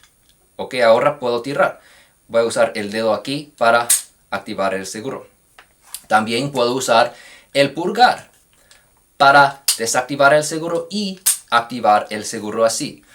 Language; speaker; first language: Spanish; non-native, fluent; English